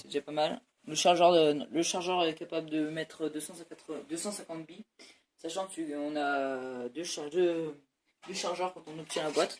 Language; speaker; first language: French; native; French